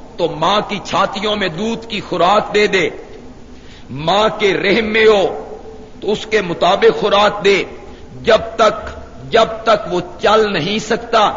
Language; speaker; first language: Urdu; non-native, local second language; Punjabi